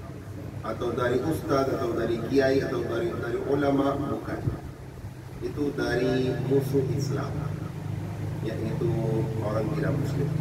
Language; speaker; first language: Indonesian; non-native, fluent; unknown